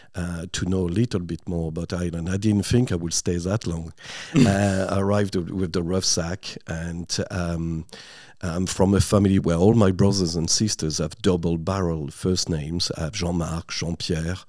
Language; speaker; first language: English; non-native, fluent; French